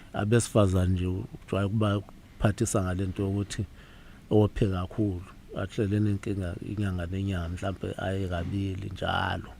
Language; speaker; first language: Zulu; native; Zulu